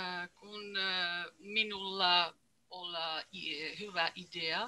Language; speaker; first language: Finnish; non-native, learner; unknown